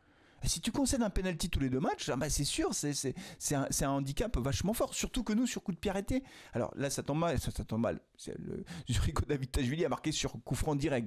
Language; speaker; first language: French; native; French